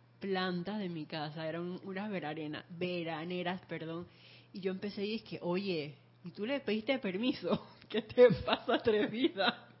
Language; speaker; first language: Spanish; native; Spanish